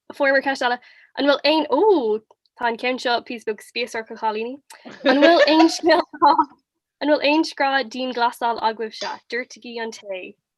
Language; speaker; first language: Irish; non-native, local second language; English